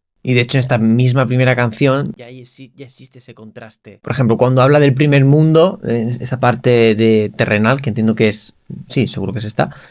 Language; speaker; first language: Spanish; native; Spanish